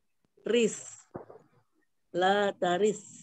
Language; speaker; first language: Arabic; non-native, learner; Indonesian